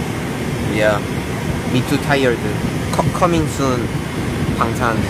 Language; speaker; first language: English; non-native, learner; Korean